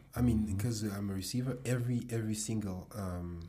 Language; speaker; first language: English; non-native, fluent; French